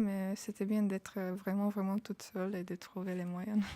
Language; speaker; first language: French; non-native, fluent; Romanian